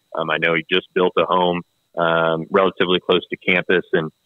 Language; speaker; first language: English; native; English